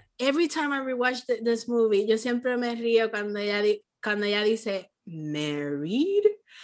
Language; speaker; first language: Spanish; early bilingual, heritage; Spanish